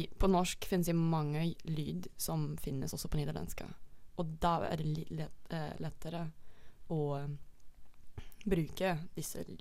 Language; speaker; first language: Norwegian; non-native, fluent; Dutch